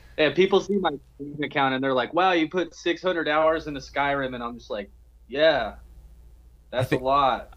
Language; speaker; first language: English; native; English